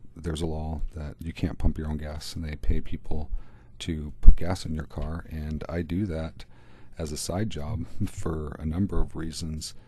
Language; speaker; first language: English; native; English